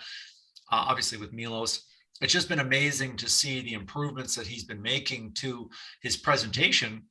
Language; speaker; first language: English; native; English